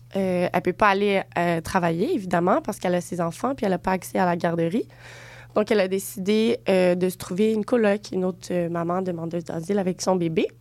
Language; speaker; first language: French; native; French